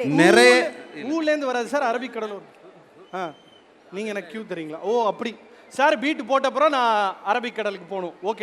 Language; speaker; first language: Tamil; native; Tamil